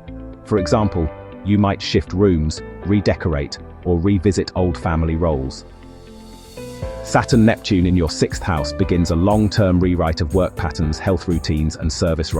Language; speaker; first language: English; native; English